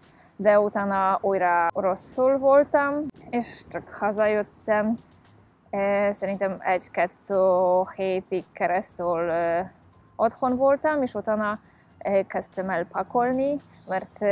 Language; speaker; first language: Hungarian; non-native, fluent; Polish